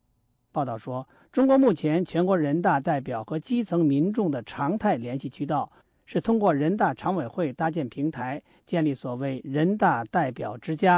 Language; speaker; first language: Chinese; native; Chinese